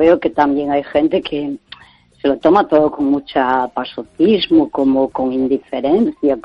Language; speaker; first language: Spanish; native; Spanish